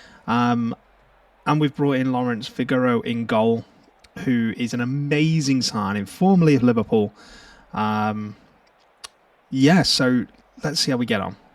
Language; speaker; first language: English; native; English